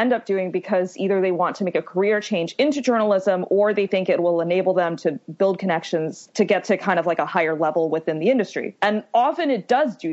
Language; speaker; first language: English; native; English